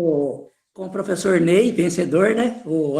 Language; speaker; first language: Portuguese; native; Portuguese